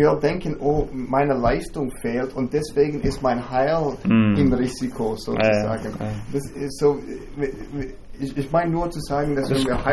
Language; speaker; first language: German; non-native, fluent; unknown